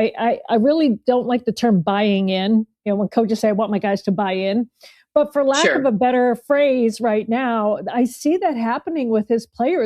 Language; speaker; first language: English; native; English